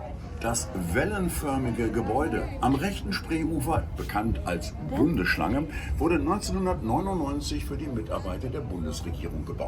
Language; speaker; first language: German; native; German